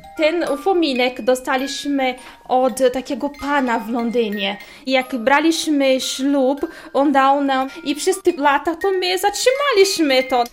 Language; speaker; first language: Polish; non-native, fluent; Portuguese